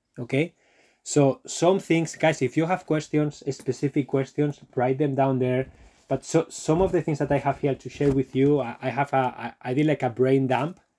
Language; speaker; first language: English; non-native, fluent; Spanish